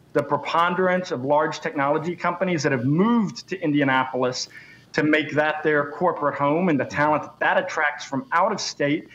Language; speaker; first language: English; native; English